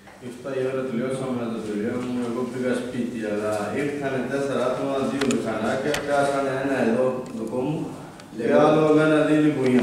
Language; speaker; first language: Greek; non-native, learner; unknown